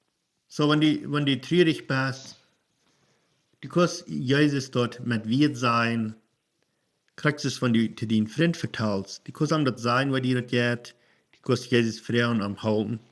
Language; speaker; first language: German; non-native, learner; Plautdietsch